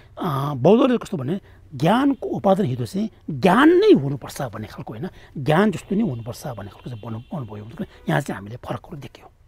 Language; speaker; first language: Nepali; non-native, local second language; Tibetan